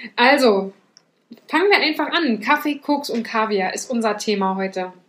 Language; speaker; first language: German; native; German